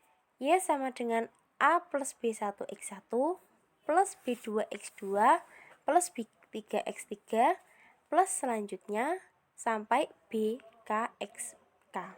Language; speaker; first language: Indonesian; native; Indonesian